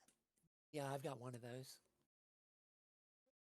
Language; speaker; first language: English; native; English